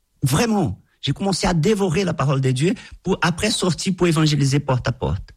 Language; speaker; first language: French; non-native, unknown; Portuguese